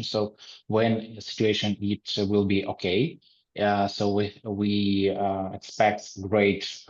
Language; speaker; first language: English; non-native, learner; Ukrainian